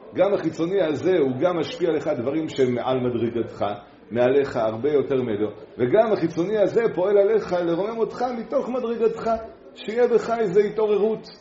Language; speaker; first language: Hebrew; native; Hebrew